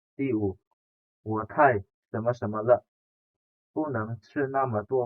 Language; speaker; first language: Chinese; non-native, fluent; Indonesian